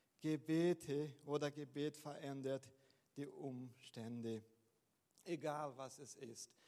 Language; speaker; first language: German; non-native, fluent; Portuguese